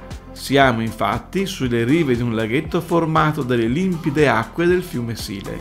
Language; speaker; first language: Italian; native; Italian